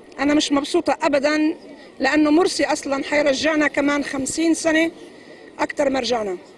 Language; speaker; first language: Arabic; native; Arabic